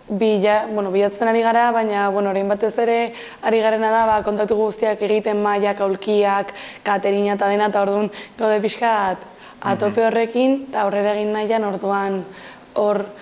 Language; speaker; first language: Basque; native; Basque